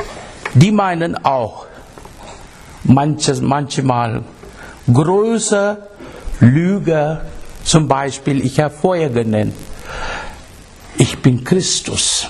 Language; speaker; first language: German; non-native, fluent; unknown